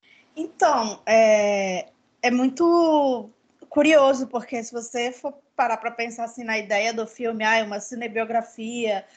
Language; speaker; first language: Portuguese; native; Portuguese